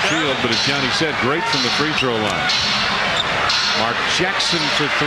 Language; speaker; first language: English; native; English